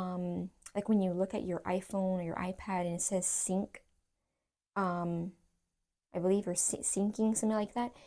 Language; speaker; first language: English; native; English